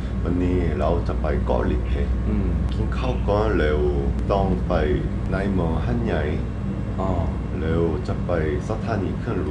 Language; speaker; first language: Thai; non-native, learner; Korean